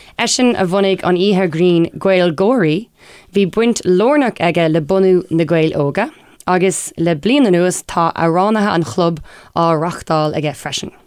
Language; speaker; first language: Irish; non-native, local second language; English